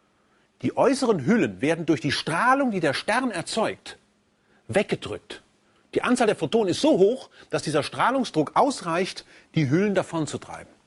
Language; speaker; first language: German; native; German